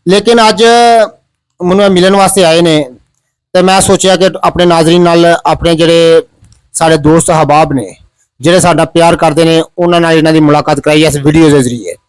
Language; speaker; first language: Urdu; non-native, local second language; Punjabi